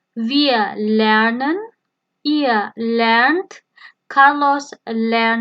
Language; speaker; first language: German; non-native, fluent; Indonesian